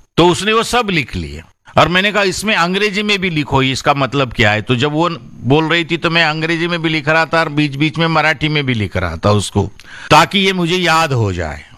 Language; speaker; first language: Hindi; non-native, local second language; Marathi